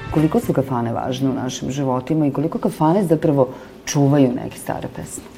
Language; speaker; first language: Serbian; native; Serbian